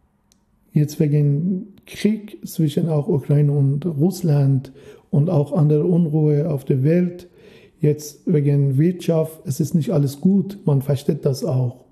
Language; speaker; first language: German; non-native, fluent; Persian